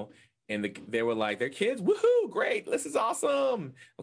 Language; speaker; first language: English; native; English